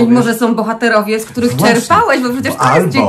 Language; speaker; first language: Polish; native; Polish